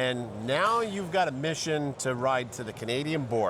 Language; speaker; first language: English; native; English